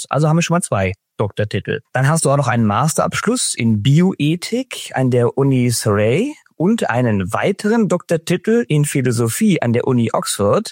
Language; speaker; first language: German; native; German